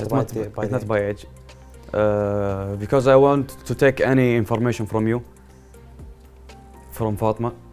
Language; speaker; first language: English; non-native, learner; Arabic